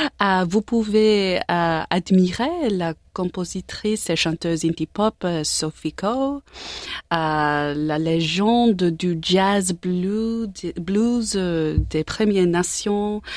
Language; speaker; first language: French; non-native, learner; English